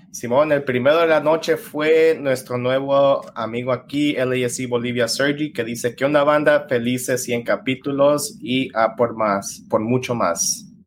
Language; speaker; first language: Spanish; early bilingual, heritage; Spanish